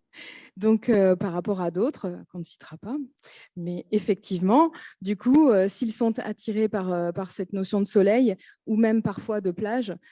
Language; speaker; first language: French; native; French